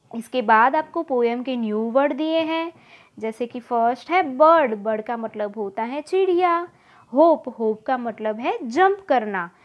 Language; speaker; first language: Hindi; non-native, local second language; Gujarati